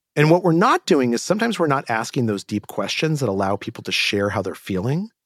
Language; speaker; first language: English; native; English